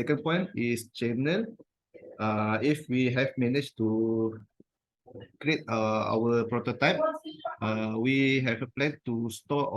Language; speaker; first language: English; non-native, fluent; Malay